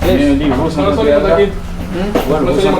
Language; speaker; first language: Portuguese; non-native, learner; Haitian Creole